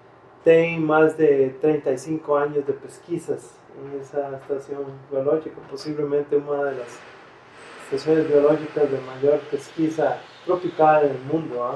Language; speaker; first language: Portuguese; non-native, fluent; Spanish